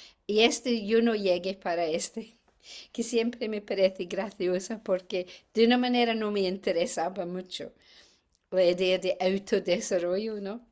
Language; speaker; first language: Spanish; non-native, fluent; English